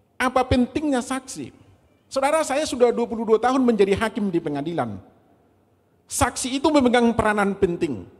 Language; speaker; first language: Indonesian; native; Indonesian